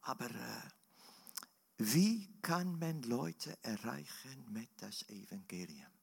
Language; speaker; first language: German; non-native, learner; Dutch